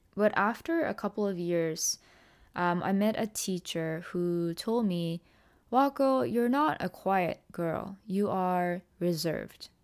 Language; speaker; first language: English; early bilingual, other home language; Japanese